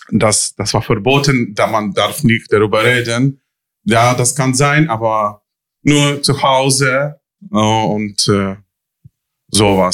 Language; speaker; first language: German; non-native, learner; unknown